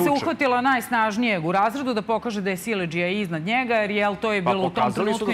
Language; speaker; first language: Serbian; native; Serbian